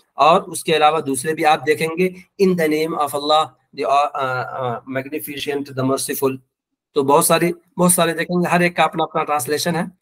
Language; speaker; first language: Urdu; native; Urdu